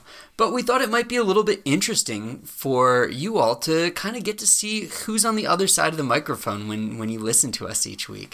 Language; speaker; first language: English; native; English